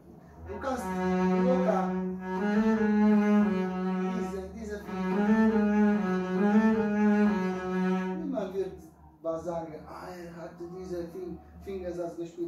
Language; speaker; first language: German; non-native, fluent; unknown